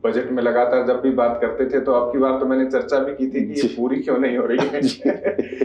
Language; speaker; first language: Hindi; native; Hindi